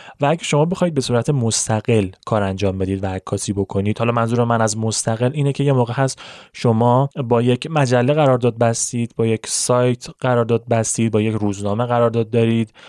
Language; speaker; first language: Persian; native; Persian